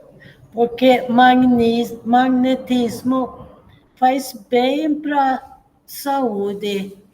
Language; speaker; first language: Portuguese; non-native, fluent; Swedish